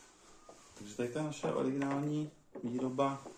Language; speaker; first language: Czech; native; Czech